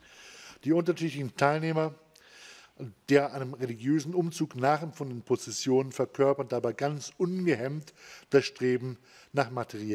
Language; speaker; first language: German; native; German